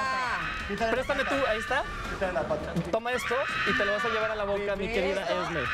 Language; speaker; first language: Spanish; native; Spanish